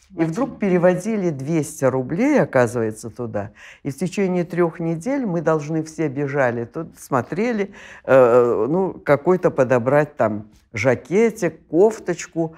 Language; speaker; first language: Russian; native; Russian